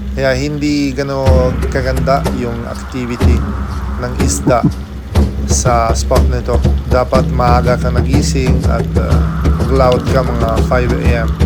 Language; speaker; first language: Filipino; non-native, fluent; Italian